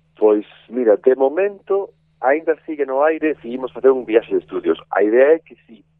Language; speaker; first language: Galician; non-native, fluent; English